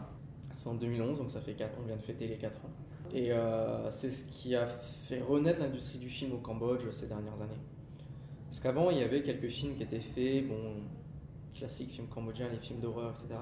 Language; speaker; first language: French; native; French